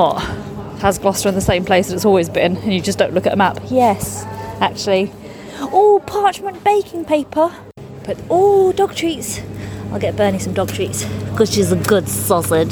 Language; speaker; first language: English; non-native, local second language; Polish